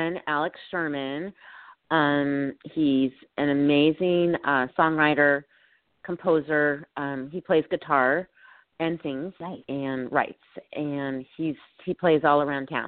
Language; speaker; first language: English; native; English